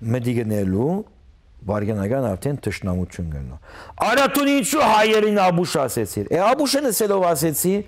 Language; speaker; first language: Armenian; early bilingual, heritage; Armenian